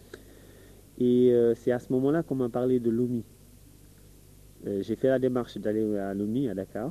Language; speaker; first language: French; non-native, local second language; Wolof